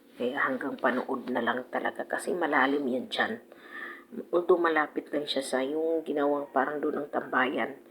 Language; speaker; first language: Filipino; non-native, local second language; Cebuano